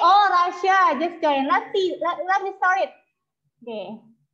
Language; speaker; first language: English; non-native, fluent; Indonesian